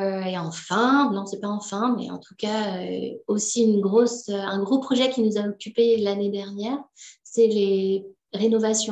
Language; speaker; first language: French; native; French